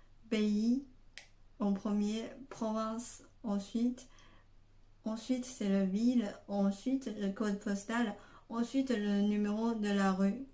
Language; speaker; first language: French; non-native, fluent; Chinese